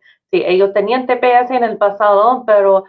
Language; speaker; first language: Spanish; non-native, fluent; English